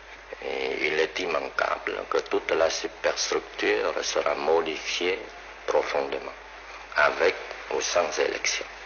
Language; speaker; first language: French; non-native, local second language; Vietnamese